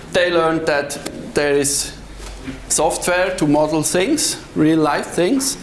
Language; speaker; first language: English; non-native, fluent; Swiss German